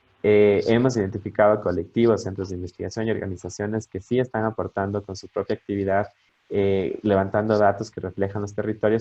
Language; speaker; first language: Spanish; native; Spanish